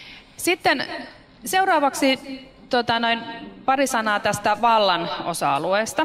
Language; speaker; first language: Finnish; native; Finnish